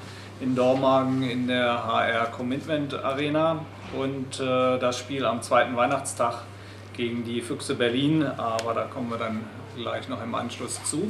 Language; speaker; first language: German; native; German